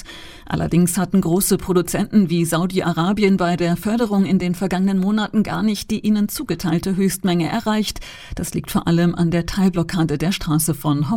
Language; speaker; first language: German; native; German